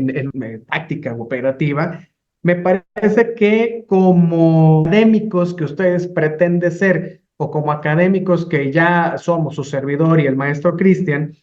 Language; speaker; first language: Spanish; native; Spanish